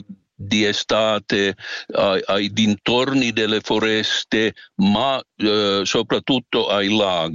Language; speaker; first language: Italian; non-native, fluent; Finnish